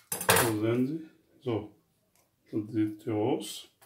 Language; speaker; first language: German; non-native, learner; Urdu